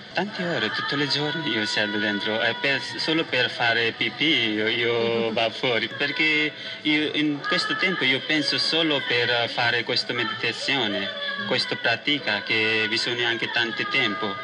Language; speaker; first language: Italian; non-native, learner; Nepali